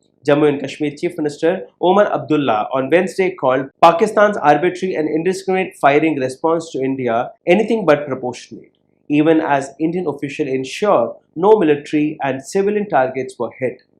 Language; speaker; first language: English; non-native, local second language; Tamil